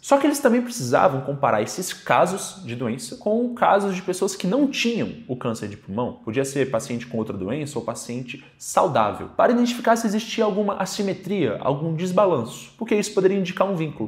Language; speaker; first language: Portuguese; native; Portuguese